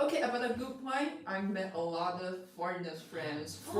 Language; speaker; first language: English; non-native, fluent; Chinese